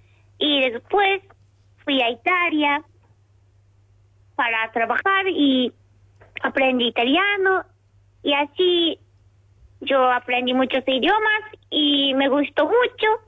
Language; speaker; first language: Spanish; non-native, learner; Japanese